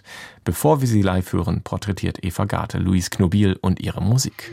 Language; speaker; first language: German; native; German